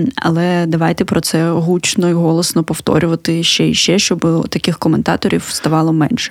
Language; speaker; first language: Ukrainian; native; Ukrainian